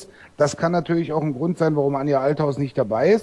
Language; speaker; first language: German; native; German